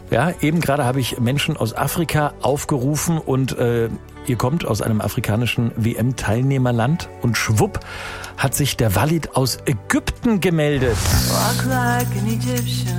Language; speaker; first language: German; native; German